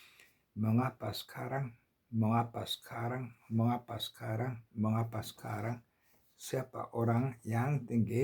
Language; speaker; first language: Indonesian; non-native, learner; Korean